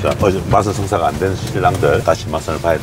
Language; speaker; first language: Korean; native; Korean